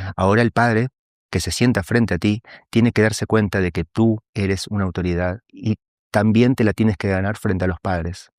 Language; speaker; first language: Spanish; native; Spanish